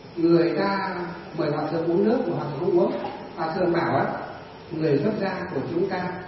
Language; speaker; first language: Vietnamese; non-native, local second language; Tày